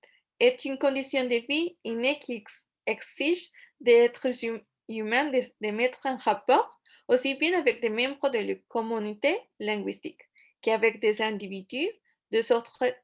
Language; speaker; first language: French; non-native, fluent; Spanish